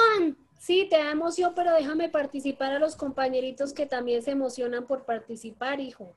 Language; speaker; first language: Spanish; native; Spanish